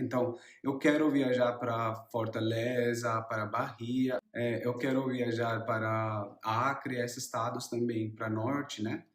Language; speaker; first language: Portuguese; non-native, learner; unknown